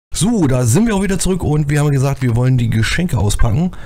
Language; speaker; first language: German; native; German